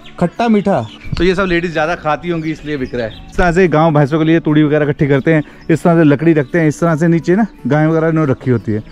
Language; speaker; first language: Hindi; native; Hindi